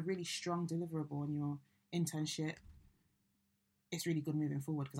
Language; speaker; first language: English; native; English